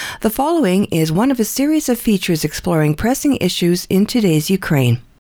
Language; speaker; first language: English; early bilingual, other home language; Ukrainian